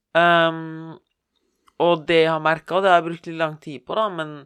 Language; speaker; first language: Norwegian; native; Norwegian